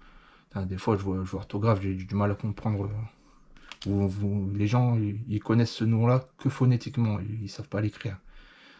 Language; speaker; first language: French; native; French